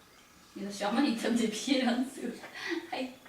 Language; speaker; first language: French; native; French